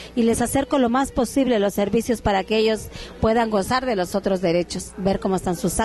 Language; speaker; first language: Spanish; native; Spanish